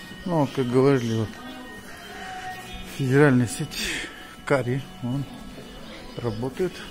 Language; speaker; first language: Russian; native; Russian